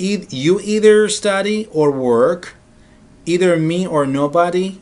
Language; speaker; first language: English; non-native, fluent; Turkish